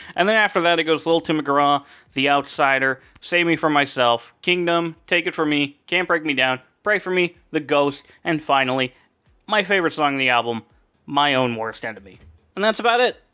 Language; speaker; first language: English; native; English